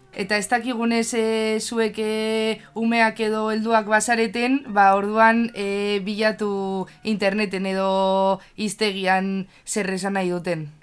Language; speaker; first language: Basque; native; Basque